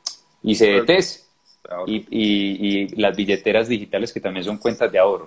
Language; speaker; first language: Spanish; native; Spanish